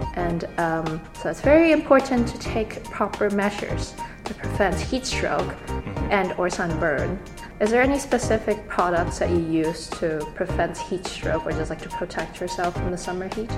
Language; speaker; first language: English; native; English